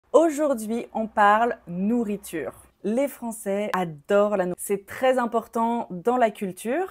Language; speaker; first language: French; native; French